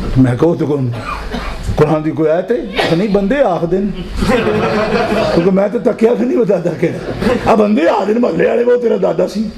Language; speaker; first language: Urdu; non-native, local second language; Punjabi